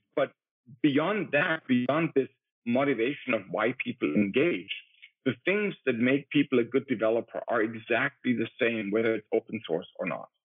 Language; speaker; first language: English; non-native, fluent; German